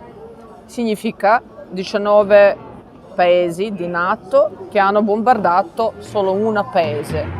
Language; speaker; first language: Italian; non-native, learner; Serbian